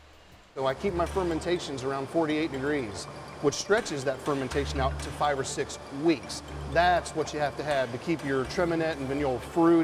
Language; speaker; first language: English; native; English